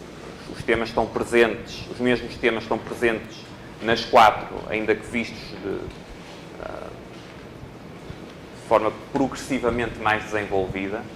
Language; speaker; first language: Portuguese; native; Portuguese